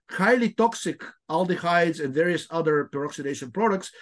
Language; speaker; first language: English; non-native, fluent; Bulgarian